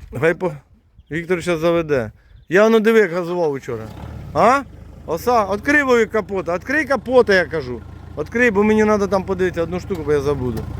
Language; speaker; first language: Ukrainian; native; Ukrainian